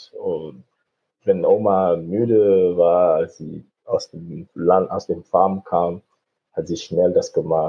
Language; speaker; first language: German; non-native, fluent; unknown